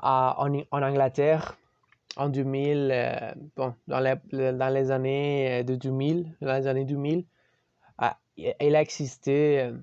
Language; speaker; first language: French; non-native, learner; Spanish